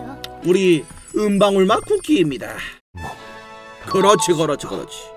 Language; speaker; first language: Korean; native; Korean